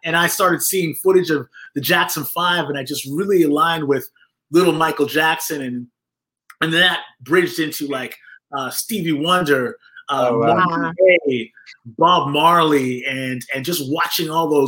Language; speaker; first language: English; native; English